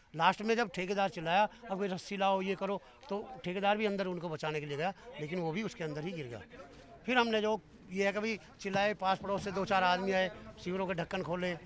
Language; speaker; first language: Hindi; native; Hindi